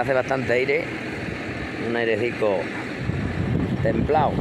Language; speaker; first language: Spanish; native; Spanish